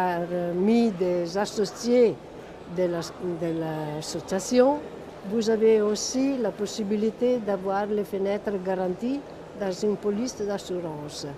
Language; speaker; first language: French; non-native, fluent; Italian